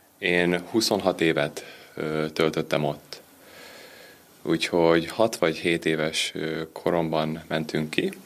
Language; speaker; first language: Hungarian; early bilingual, heritage; Hungarian